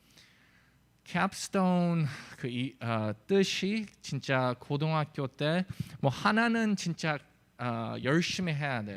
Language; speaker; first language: Korean; early bilingual, heritage; English